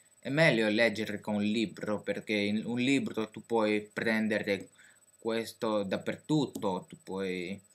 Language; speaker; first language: Italian; non-native, fluent; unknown